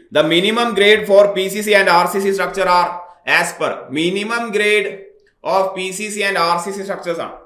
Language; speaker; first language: English; non-native, local second language; Malayalam